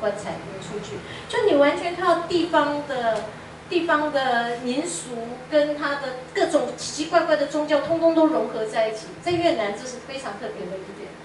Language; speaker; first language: Chinese; native; Chinese